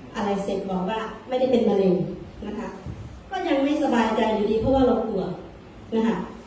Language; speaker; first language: Thai; native; Thai